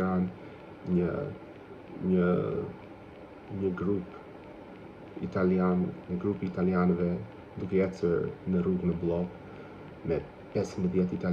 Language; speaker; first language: Albanian; non-native, learner; English